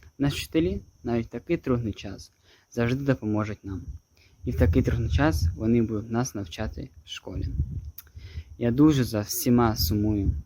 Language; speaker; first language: Ukrainian; non-native, local second language; Russian